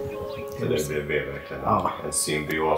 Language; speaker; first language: Swedish; native; Swedish